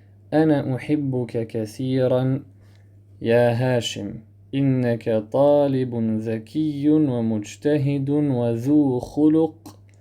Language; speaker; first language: Arabic; non-native, fluent; French